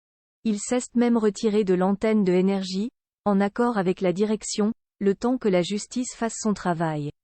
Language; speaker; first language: French; native; French